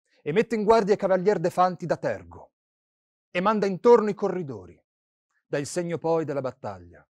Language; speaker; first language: Italian; native; Italian